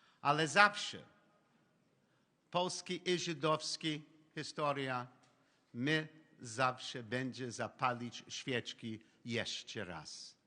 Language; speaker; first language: Polish; non-native, learner; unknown